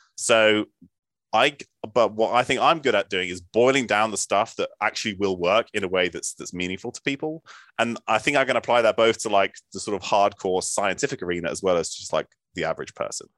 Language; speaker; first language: English; native; English